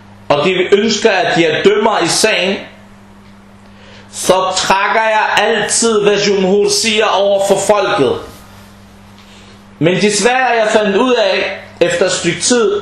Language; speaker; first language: Danish; early bilingual, other home language; Arabic